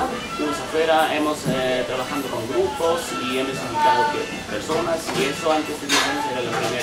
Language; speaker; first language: Spanish; non-native, fluent; German